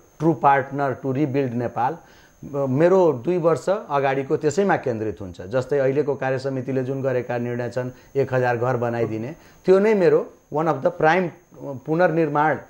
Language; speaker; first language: Nepali; non-native, local second language; Maithili